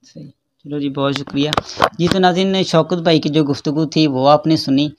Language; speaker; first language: Urdu; non-native, local second language; Punjabi